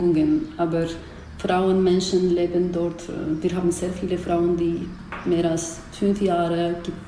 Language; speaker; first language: German; non-native, learner; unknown